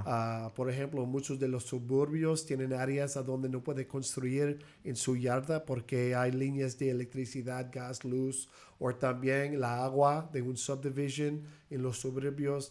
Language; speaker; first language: Spanish; early bilingual, heritage; English